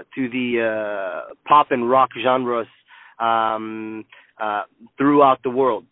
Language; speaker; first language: English; non-native, fluent; Hebrew